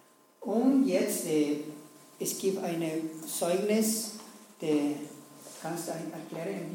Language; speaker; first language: German; non-native, learner; Spanish